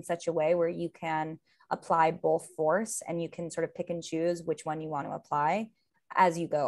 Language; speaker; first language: English; native; English